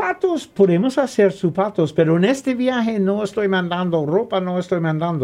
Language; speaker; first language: Spanish; non-native, learner; English